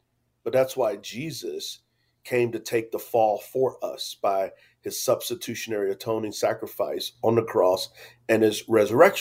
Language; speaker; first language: English; native; English